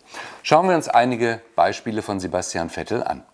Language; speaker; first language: German; native; German